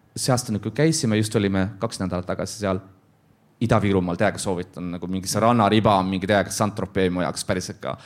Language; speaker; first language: Estonian; non-native, local second language; Russian